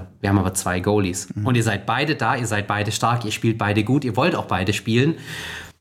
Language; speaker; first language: German; native; German